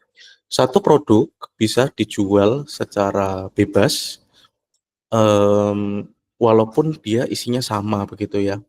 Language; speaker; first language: Indonesian; native; Indonesian